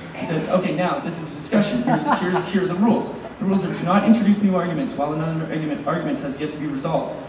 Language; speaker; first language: English; native; English